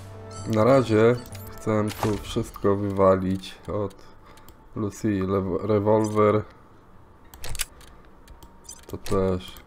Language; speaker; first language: Polish; native; Polish